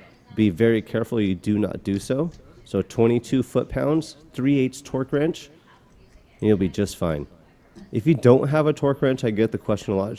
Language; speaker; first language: English; native; English